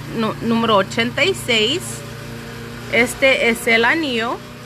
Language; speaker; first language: Spanish; early bilingual, heritage; Spanish